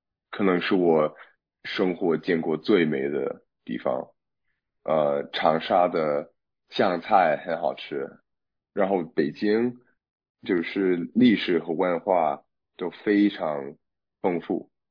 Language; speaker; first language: Chinese; non-native, fluent; English